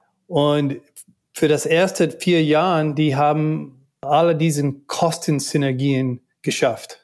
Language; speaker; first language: German; non-native, learner; English